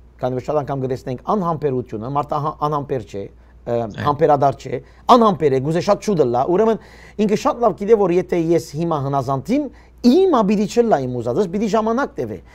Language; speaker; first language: Armenian; early bilingual, heritage; Armenian